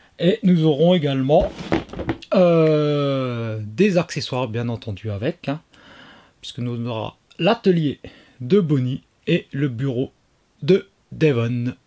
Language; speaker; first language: French; native; French